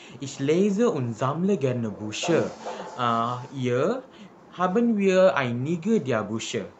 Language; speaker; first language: German; non-native, learner; Malay